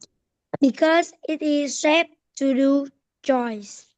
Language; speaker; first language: English; non-native, learner; Vietnamese